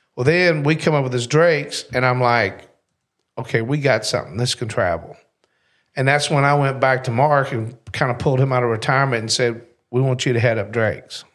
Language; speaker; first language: English; native; English